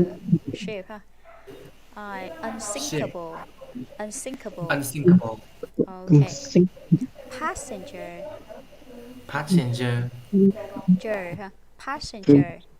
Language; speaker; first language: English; non-native, fluent; Vietnamese